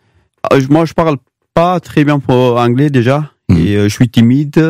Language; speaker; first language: French; non-native, learner; Pashto